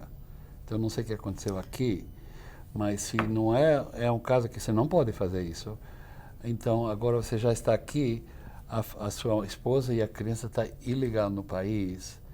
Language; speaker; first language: Portuguese; non-native, fluent; English